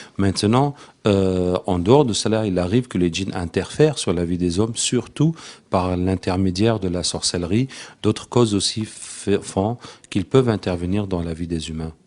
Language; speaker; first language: French; non-native, local second language; Arabic